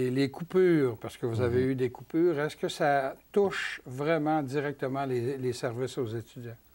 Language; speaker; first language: French; native; French